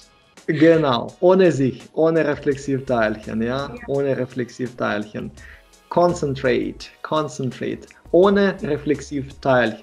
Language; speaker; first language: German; non-native, fluent; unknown